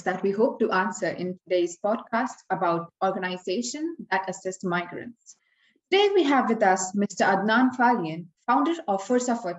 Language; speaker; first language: English; non-native, local second language; Hindi